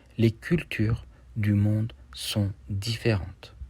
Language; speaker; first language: French; non-native, fluent; Turkish